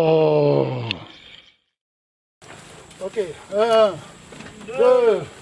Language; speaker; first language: French; native; French